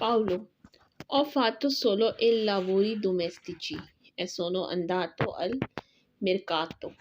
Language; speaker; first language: Italian; non-native, fluent; Urdu